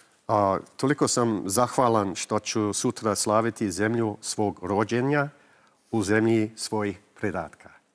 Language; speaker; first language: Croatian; early bilingual, heritage; English